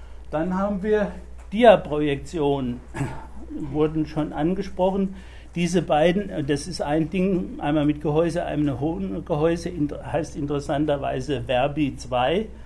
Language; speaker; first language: German; native; German